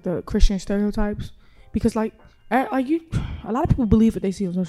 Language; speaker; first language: English; native; English